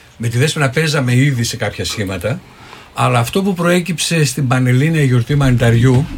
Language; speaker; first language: Greek; native; Greek